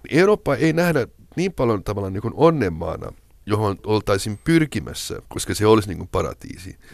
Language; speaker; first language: Finnish; non-native, local second language; Swedish